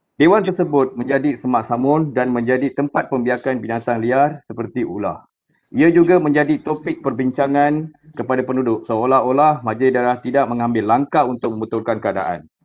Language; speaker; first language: Malay; non-native, local second language; Tamil